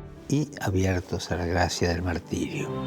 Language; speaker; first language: Spanish; native; Spanish